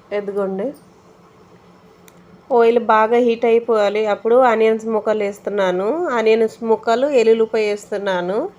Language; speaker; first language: Telugu; native; Telugu